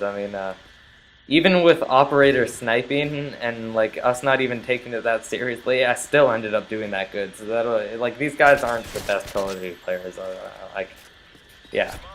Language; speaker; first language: English; native; English